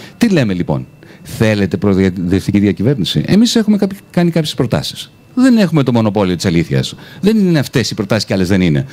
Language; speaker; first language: Greek; native; Greek